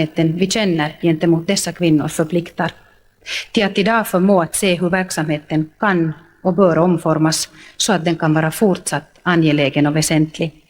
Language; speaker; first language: Swedish; native; Swedish